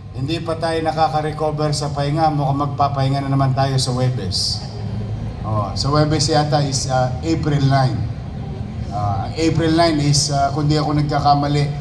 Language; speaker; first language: Filipino; native; Filipino